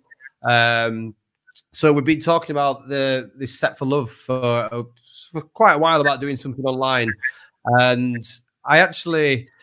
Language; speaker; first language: English; native; English